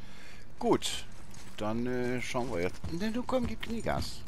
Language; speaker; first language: German; native; German